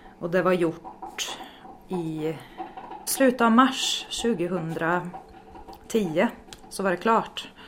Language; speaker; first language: Swedish; native; Swedish